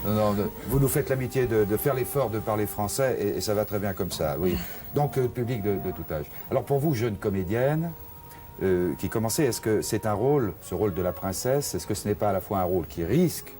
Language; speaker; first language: French; native; French